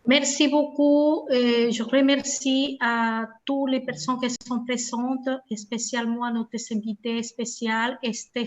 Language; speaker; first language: French; non-native, fluent; Spanish